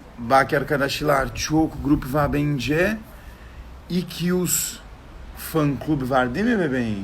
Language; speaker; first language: Turkish; non-native, learner; Portuguese